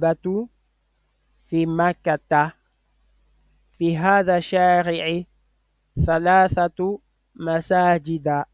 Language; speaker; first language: Arabic; non-native, fluent; French